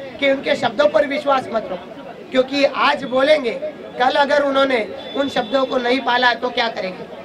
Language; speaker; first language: Hindi; non-native, local second language; Marathi